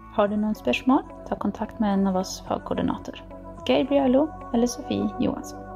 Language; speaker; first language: Norwegian; native; Norwegian